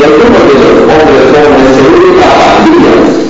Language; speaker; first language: Spanish; native; Spanish